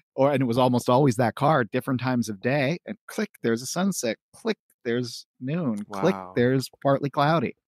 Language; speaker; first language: English; native; English